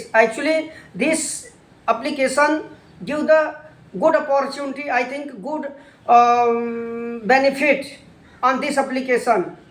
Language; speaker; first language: English; non-native, learner; Hindi